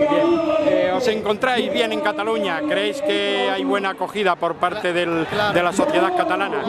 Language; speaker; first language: Spanish; native; Spanish